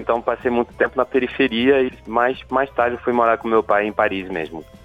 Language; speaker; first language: Portuguese; non-native, fluent; French